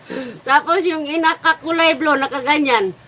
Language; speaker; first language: Filipino; native; Filipino